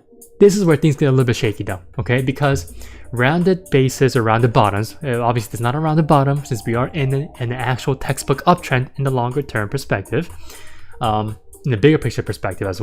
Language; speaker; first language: English; native; English